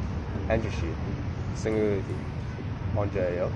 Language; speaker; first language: Korean; non-native, learner; English